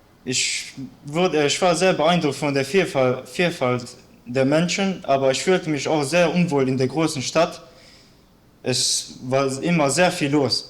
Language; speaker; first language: German; early bilingual, other home language; Bosnian